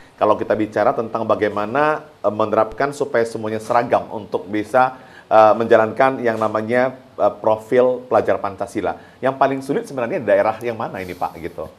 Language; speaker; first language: Indonesian; native; Indonesian